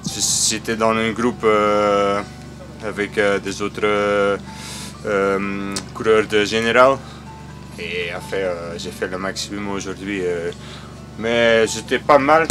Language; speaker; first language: French; non-native, fluent; Dutch